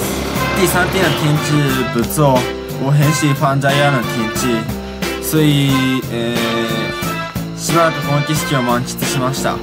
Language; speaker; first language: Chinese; non-native, learner; Japanese